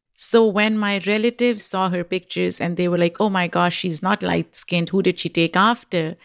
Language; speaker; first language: English; non-native, local second language; Urdu